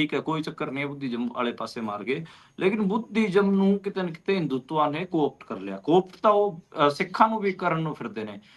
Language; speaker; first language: Punjabi; non-native, local second language; Hindi